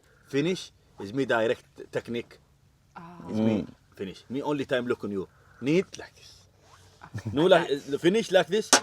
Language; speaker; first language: English; non-native, learner; Arabic